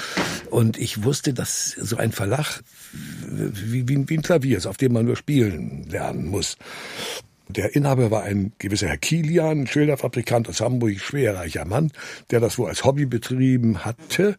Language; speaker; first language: German; native; German